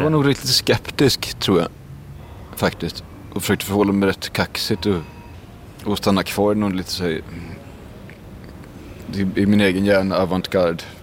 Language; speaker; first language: Swedish; native; Swedish